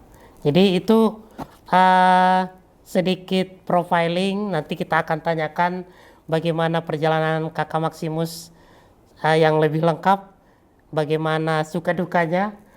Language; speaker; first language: Malay; native; Malay